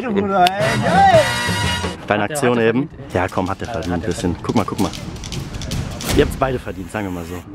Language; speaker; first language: German; native; German